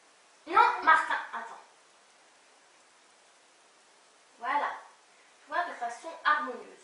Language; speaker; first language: French; native; French